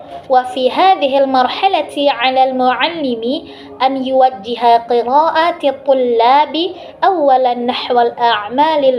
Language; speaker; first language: Arabic; non-native, learner; Indonesian